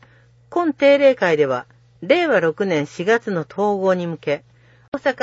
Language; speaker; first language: Japanese; native; Japanese